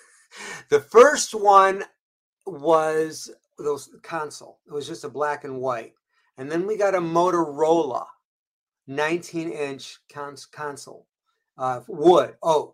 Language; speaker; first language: English; native; English